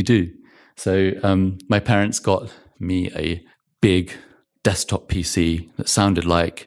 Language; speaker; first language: English; native; English